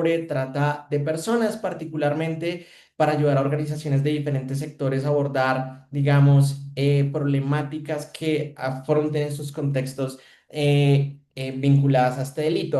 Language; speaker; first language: Spanish; native; Spanish